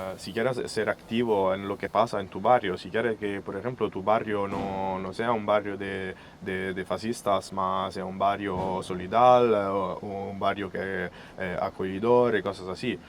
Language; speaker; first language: Spanish; non-native, fluent; Italian